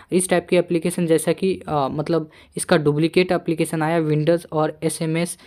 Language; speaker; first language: Hindi; native; Hindi